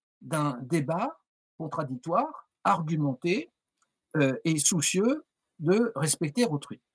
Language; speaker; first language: French; native; French